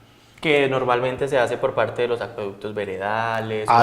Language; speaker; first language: Spanish; native; Spanish